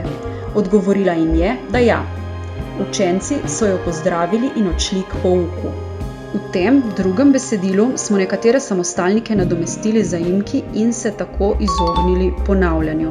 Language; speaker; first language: Slovenian; native; Slovenian